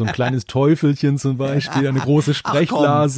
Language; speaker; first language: German; native; German